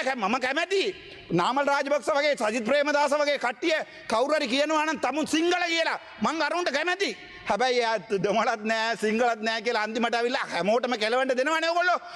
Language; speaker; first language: Sinhala; non-native, local second language; Tamil